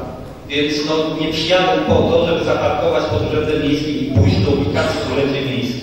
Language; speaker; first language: Polish; native; Polish